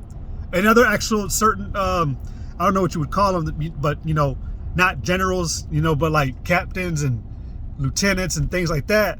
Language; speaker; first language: English; native; English